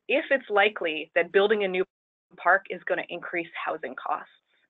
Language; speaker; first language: English; native; English